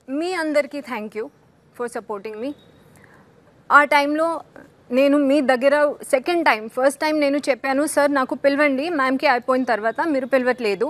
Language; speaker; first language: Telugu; non-native, learner; Hindi